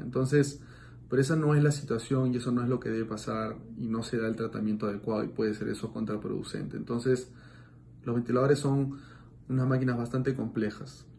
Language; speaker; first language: Spanish; native; Spanish